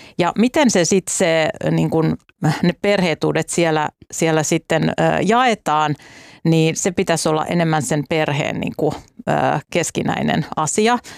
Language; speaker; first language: Finnish; native; Finnish